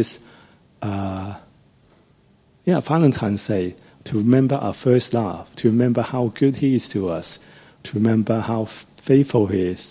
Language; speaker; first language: English; non-native, local second language; Cantonese